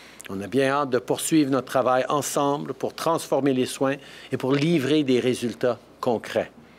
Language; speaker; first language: French; early bilingual, heritage; French